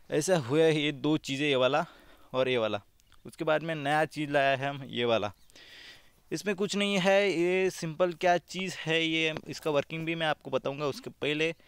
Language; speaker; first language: Hindi; non-native, local second language; Marathi